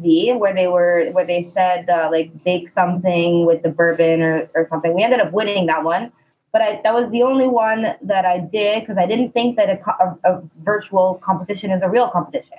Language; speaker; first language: English; native; English